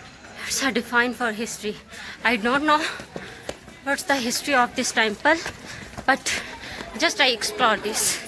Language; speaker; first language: English; non-native, learner; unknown